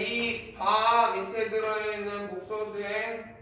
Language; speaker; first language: Korean; native; Korean